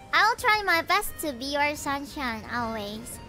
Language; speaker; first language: English; non-native, fluent; Indonesian